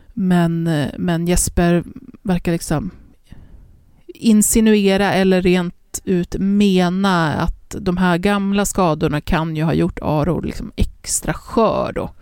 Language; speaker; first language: Swedish; native; Swedish